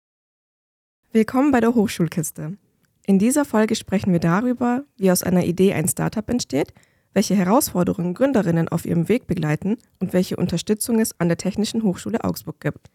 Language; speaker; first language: German; native; German